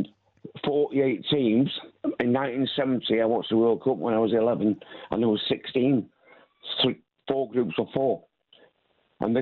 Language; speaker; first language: English; native; English